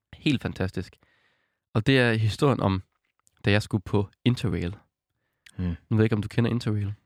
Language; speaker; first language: Danish; native; Danish